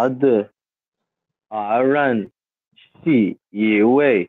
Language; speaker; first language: Chinese; non-native, learner; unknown